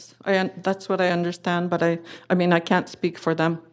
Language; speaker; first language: English; native; English